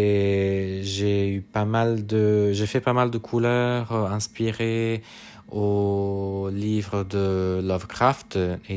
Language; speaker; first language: French; non-native, fluent; Italian